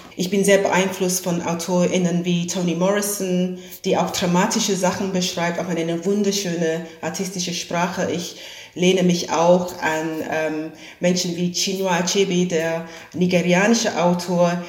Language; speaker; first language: German; non-native, fluent; English